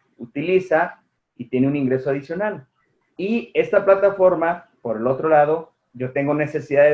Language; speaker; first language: Spanish; native; Spanish